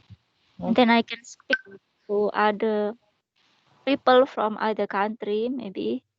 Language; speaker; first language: English; non-native, learner; Indonesian